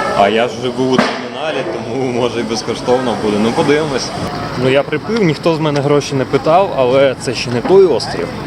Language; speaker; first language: Ukrainian; non-native, local second language; Russian